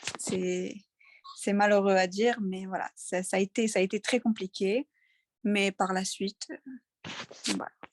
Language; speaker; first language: French; early bilingual, other home language; Arabic